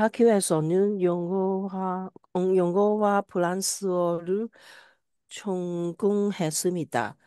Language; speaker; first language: Korean; non-native, learner; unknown